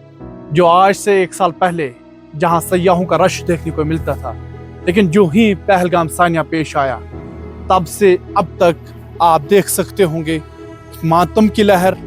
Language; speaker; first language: Hindi; native; Hindi